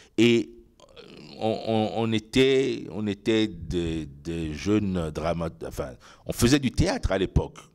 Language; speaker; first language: French; non-native, local second language; Ewe